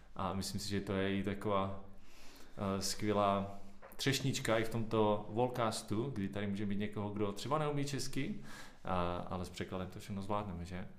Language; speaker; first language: Czech; native; Czech